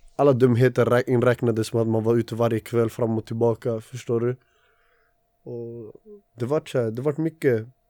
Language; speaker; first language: Swedish; early bilingual, other home language; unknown